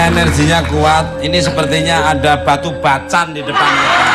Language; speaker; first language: Indonesian; native; Indonesian